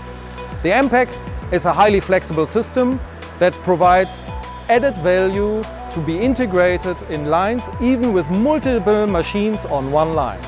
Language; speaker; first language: English; non-native, fluent; German